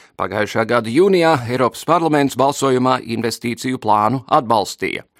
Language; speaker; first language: Latvian; early bilingual, heritage; Latvian